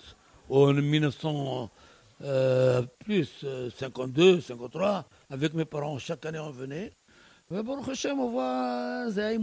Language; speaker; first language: French; non-native, learner; Arabic